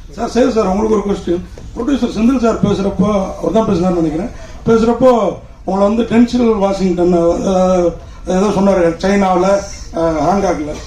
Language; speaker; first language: Tamil; native; Tamil